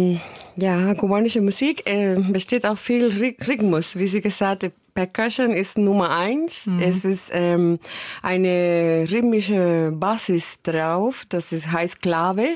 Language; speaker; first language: German; non-native, learner; Spanish